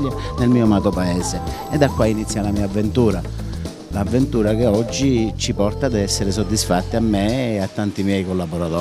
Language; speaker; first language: Italian; native; Italian